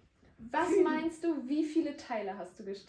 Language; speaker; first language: German; native; German